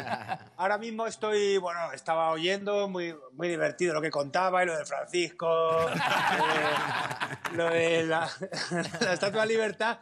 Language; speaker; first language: Spanish; native; Spanish